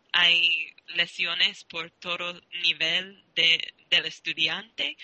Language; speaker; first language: Spanish; non-native, learner; English